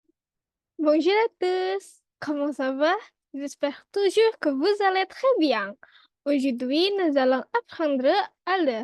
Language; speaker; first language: French; non-native, learner; Indonesian